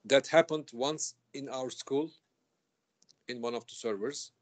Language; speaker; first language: English; non-native, fluent; Turkish